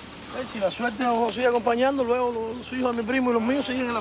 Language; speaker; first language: Spanish; native; Spanish